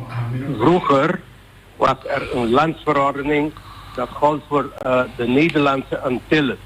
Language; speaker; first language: Dutch; non-native, local second language; Papiamento